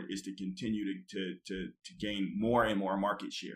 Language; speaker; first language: English; native; English